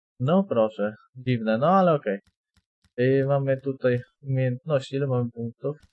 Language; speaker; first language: Polish; native; Polish